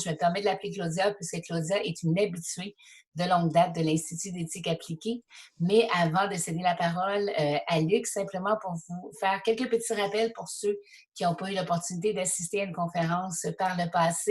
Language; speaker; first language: French; native; French